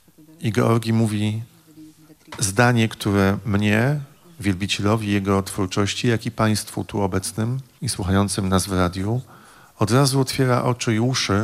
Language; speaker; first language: Polish; native; Polish